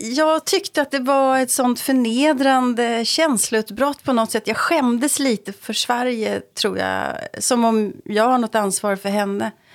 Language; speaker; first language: Swedish; native; Swedish